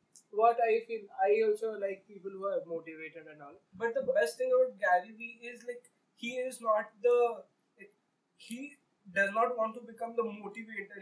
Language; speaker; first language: English; non-native, local second language; Marathi